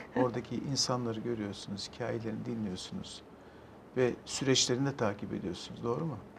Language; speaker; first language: Turkish; native; Turkish